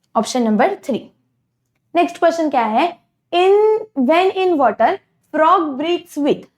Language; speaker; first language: Hindi; non-native, local second language; Marathi